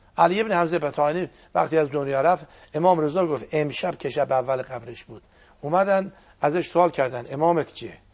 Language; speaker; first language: Persian; non-native, local second language; Azerbaijani